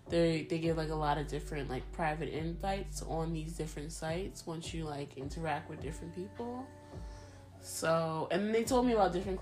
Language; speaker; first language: English; early bilingual, other home language; Spanish